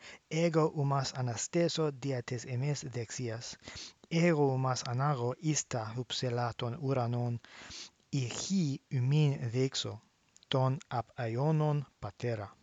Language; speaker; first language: Greek; non-native, learner; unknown